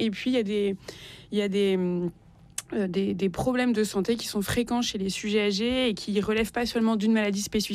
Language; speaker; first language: French; native; French